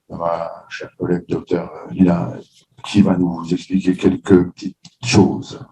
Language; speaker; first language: French; native; French